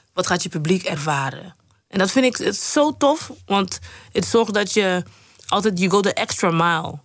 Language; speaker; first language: Dutch; non-native, local second language; Papiamento